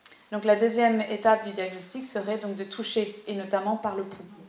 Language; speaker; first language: French; native; French